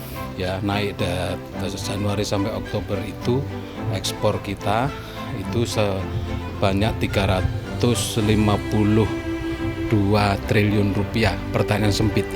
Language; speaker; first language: Indonesian; native; Indonesian